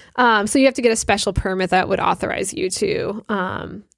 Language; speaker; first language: English; native; English